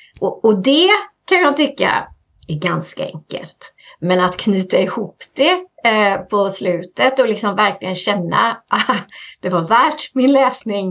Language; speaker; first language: Swedish; native; Swedish